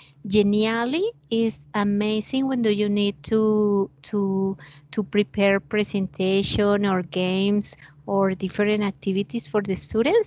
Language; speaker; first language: English; non-native, learner; Spanish